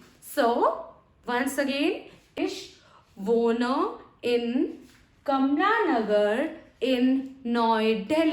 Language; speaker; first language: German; non-native, fluent; Hindi